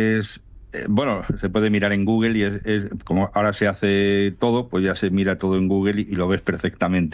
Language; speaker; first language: Spanish; native; Spanish